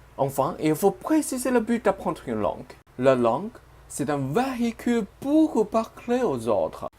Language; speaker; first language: French; non-native, learner; Chinese